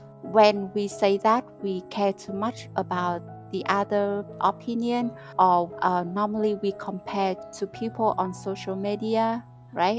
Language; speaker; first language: English; non-native, fluent; Vietnamese